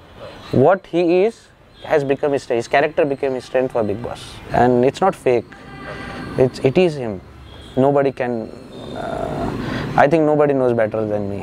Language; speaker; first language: Kannada; non-native, learner; Nepali